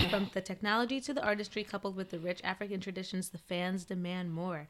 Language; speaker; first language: English; native; English